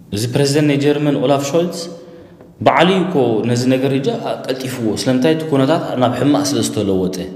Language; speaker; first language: Tigrinya; early bilingual, heritage; Tigrinya